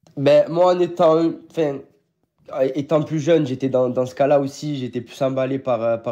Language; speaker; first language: French; native; French